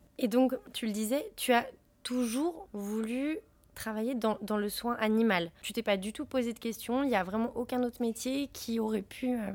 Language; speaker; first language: French; native; French